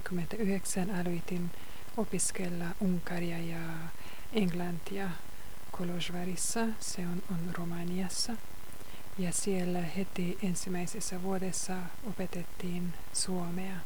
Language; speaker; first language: Finnish; non-native, fluent; Hungarian